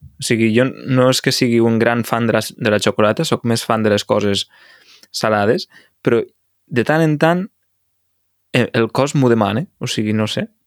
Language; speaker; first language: Catalan; native; Catalan